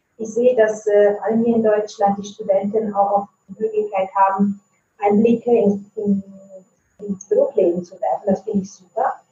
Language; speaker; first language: German; non-native, fluent; Italian